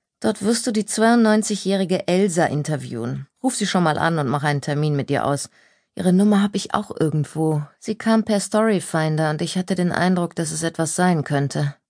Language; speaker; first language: German; native; German